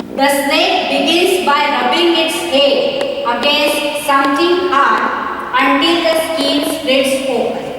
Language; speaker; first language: English; non-native, local second language; Marathi